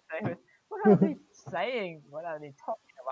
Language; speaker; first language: English; non-native, learner; Vietnamese